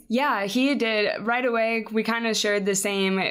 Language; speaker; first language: English; native; English